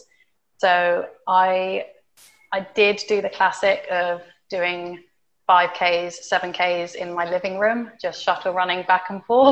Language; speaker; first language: English; native; English